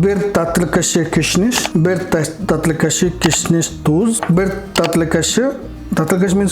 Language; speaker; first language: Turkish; non-native, learner; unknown